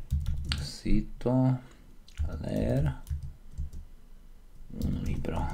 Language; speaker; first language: Spanish; non-native, fluent; Slovak